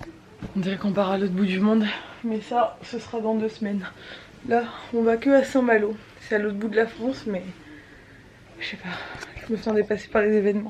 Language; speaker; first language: French; native; French